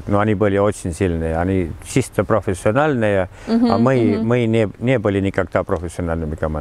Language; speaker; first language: Russian; non-native, learner; Estonian